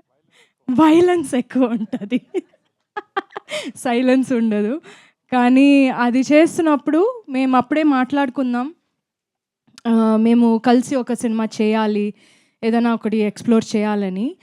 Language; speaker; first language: Telugu; non-native, fluent; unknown